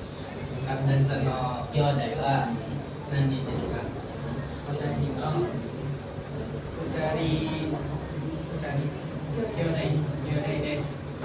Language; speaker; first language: Japanese; non-native, learner; Indonesian